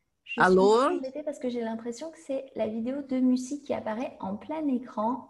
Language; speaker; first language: French; native; French